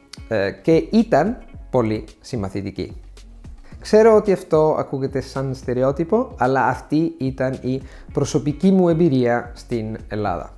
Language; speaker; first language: Greek; non-native, fluent; Italian